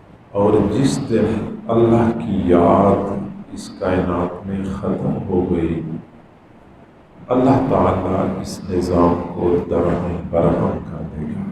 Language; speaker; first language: Urdu; native; Urdu